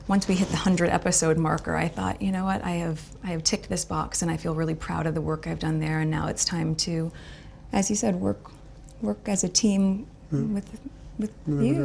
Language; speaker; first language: English; native; English